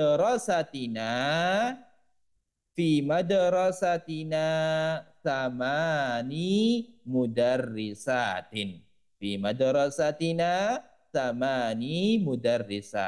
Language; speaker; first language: Arabic; non-native, fluent; Indonesian